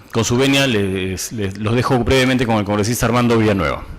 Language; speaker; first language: Spanish; native; Spanish